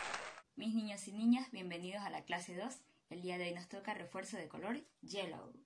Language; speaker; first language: Spanish; native; Spanish